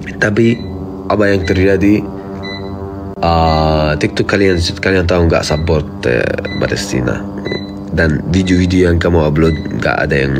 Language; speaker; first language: Indonesian; non-native, fluent; Arabic